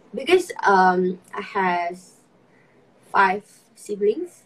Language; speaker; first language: English; non-native, local second language; Malay